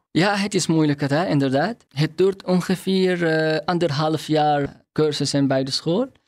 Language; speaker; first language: Dutch; non-native, learner; Arabic